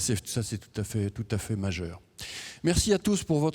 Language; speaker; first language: French; native; French